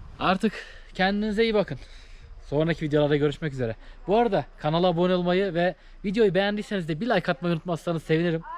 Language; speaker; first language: Turkish; native; Turkish